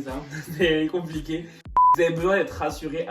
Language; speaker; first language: French; native; French